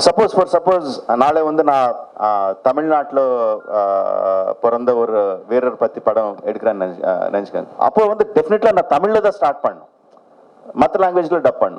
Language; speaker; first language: Tamil; non-native, local second language; Telugu